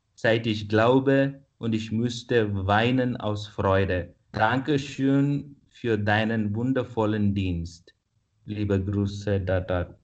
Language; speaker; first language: German; non-native, fluent; Kannada